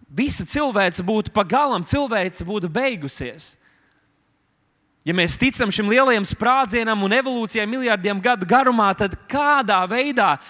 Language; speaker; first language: Latvian; native; Latvian